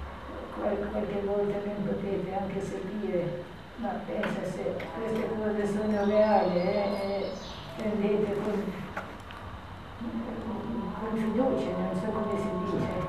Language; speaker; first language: Italian; non-native, learner; Albanian